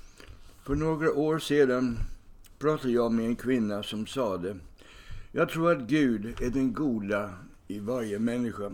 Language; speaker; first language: Swedish; non-native, fluent; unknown